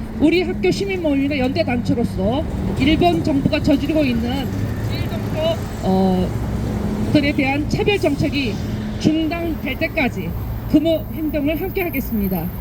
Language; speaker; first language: Korean; native; Korean